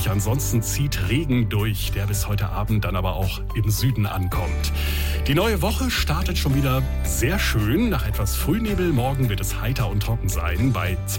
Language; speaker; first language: German; native; German